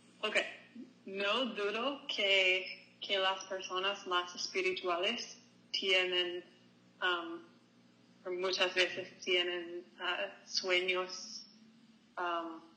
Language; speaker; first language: Spanish; non-native, learner; English